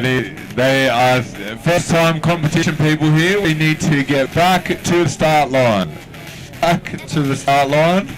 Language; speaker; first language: English; native; English